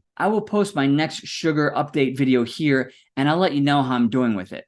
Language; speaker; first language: English; native; English